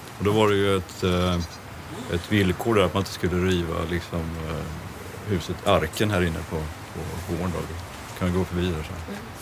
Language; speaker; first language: Swedish; native; Swedish